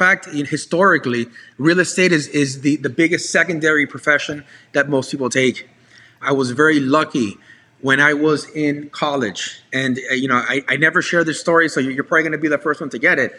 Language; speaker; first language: English; native; English